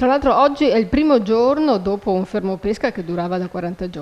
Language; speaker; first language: Italian; native; Italian